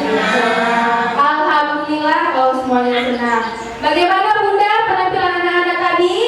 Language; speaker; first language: Indonesian; native; Indonesian